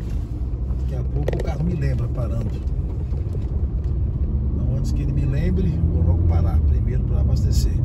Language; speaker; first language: Portuguese; native; Portuguese